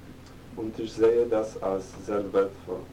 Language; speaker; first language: German; non-native, fluent; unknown